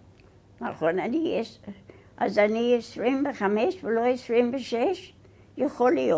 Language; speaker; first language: Hebrew; non-native, fluent; English